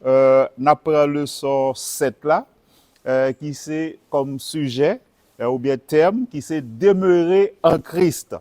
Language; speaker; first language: French; non-native, local second language; Haitian Creole